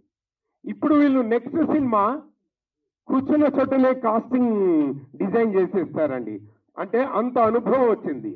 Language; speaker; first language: Telugu; native; Telugu